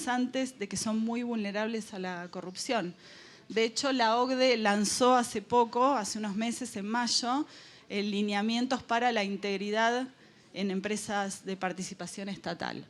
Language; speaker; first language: Spanish; native; Spanish